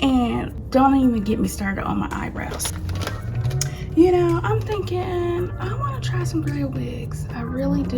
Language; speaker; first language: English; native; English